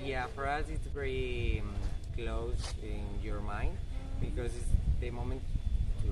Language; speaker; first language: English; non-native, learner; Spanish